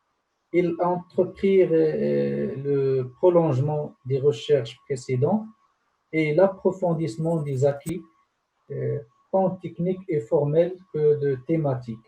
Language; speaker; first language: French; non-native, local second language; Arabic